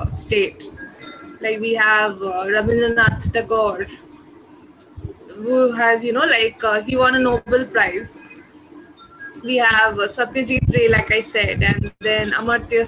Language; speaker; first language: English; non-native, local second language; Bangla